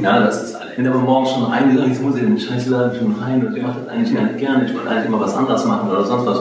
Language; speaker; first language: German; native; German